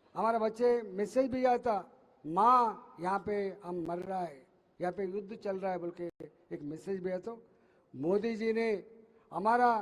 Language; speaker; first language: Hindi; non-native, local second language; Telugu